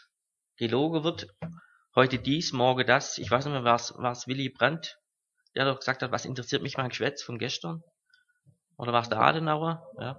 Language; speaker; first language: German; native; German